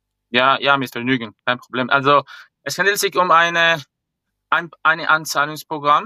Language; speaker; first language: German; non-native, fluent; Spanish